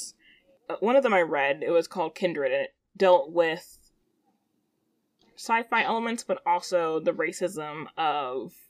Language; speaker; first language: English; native; English